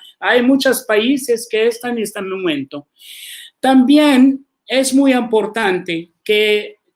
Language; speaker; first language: Spanish; non-native, learner; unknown